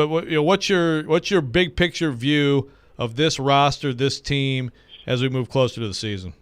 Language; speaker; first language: English; native; English